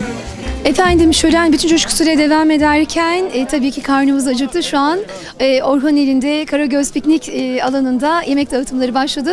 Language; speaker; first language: Turkish; native; Turkish